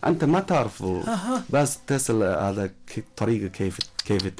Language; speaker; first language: Arabic; non-native, learner; Chinese